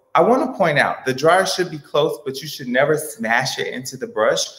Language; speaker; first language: English; native; English